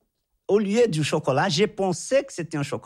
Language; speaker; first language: French; non-native, fluent; Portuguese